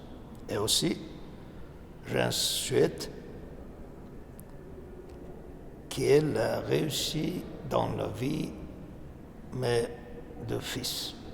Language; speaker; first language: French; non-native, learner; Armenian